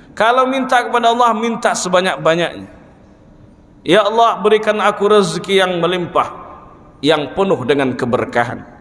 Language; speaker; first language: Malay; non-native, local second language; Banjar